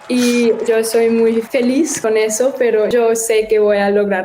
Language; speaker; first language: Spanish; early bilingual, heritage; German